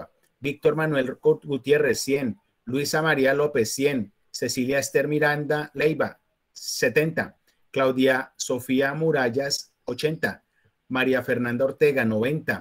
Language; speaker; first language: Spanish; native; Spanish